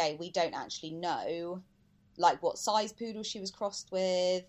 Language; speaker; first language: English; native; English